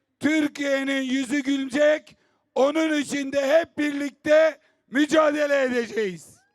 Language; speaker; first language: Turkish; native; Turkish